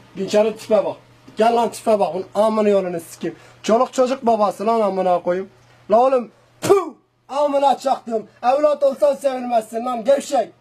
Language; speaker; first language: Turkish; non-native, local second language; Zaza